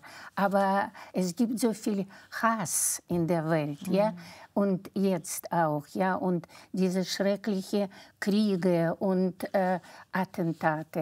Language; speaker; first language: German; non-native, fluent; Russian